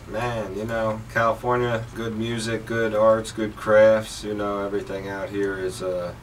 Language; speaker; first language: English; native; English